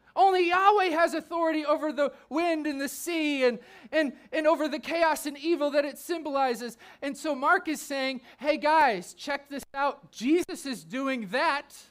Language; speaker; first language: English; native; English